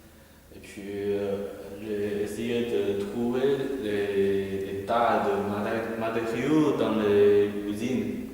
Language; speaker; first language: French; non-native, learner; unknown